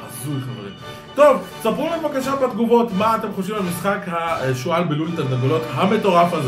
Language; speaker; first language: Hebrew; native; Hebrew